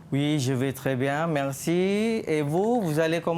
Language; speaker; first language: French; non-native, fluent; Malay